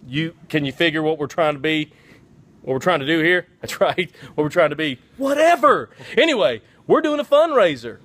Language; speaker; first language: English; native; English